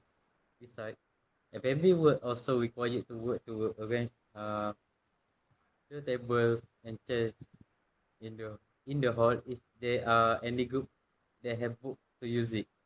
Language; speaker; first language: English; non-native, local second language; Malay